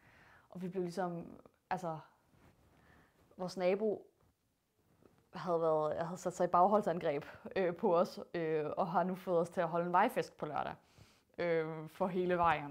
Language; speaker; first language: Danish; native; Danish